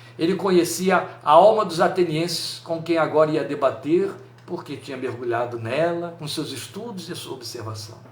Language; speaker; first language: Portuguese; native; Portuguese